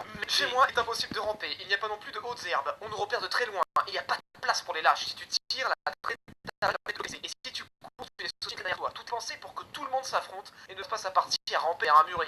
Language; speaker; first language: French; native; French